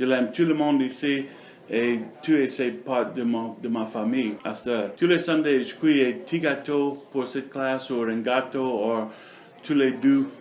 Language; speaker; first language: French; non-native, learner; English